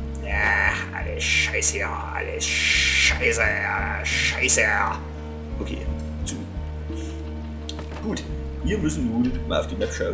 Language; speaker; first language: German; native; German